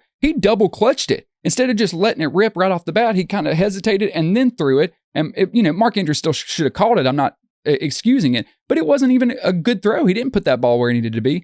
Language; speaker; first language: English; native; English